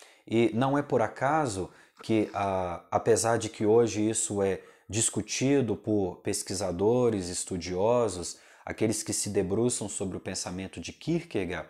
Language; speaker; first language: Portuguese; native; Portuguese